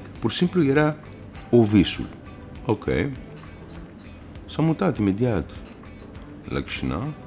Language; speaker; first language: Romanian; non-native, learner; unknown